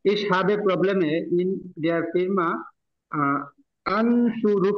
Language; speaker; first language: German; non-native, learner; Bangla